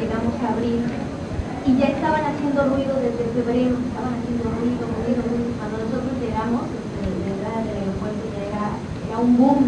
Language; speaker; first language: Spanish; native; Spanish